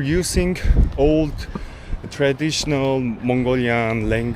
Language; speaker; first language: English; non-native, learner; Mongolian